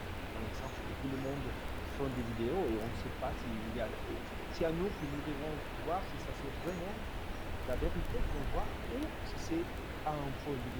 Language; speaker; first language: French; non-native, fluent; Spanish